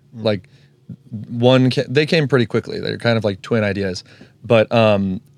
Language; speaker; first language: English; native; English